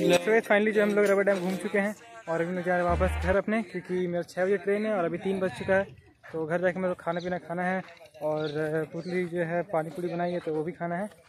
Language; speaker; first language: Hindi; native; Hindi